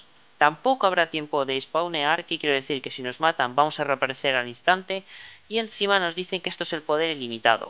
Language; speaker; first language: Spanish; native; Spanish